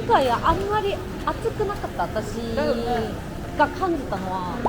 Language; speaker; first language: Japanese; non-native, fluent; Korean